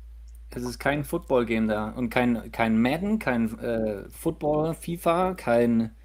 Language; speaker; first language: German; native; German